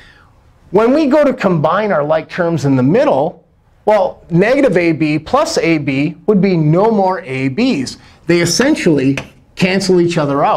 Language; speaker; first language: English; native; English